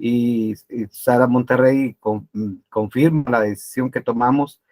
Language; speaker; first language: Spanish; native; Spanish